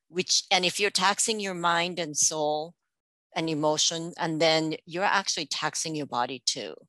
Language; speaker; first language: English; non-native, local second language; Japanese